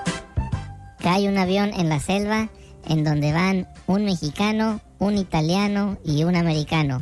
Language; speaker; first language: Spanish; native; Spanish